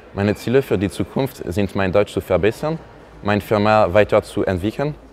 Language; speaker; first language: German; non-native, learner; French